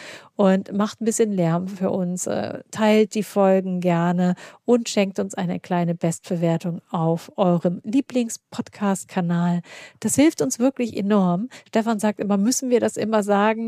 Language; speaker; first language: German; native; German